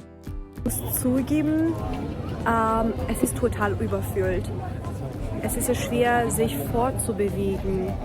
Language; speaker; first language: German; non-native, fluent; Persian